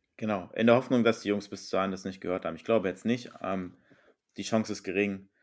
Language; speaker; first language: German; native; German